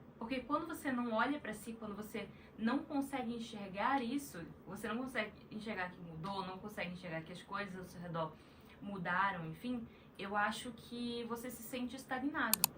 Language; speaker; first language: Portuguese; native; Portuguese